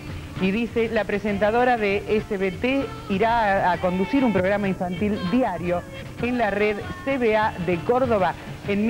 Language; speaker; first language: Spanish; native; Spanish